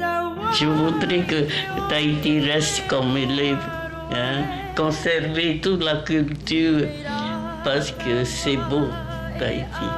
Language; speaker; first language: French; non-native, local second language; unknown